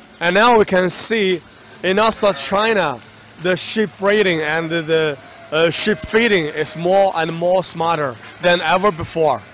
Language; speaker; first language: English; non-native, fluent; Chinese